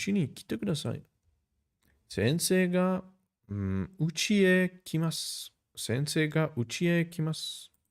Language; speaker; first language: Japanese; non-native, learner; Greek